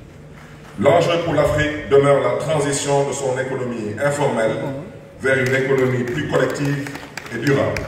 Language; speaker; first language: French; non-native, local second language; Wolof